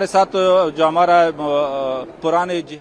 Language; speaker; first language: Hindi; non-native, fluent; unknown